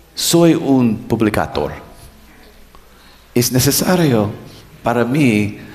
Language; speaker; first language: Spanish; non-native, learner; English